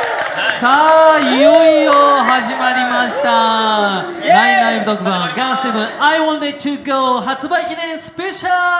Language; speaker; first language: Japanese; native; Japanese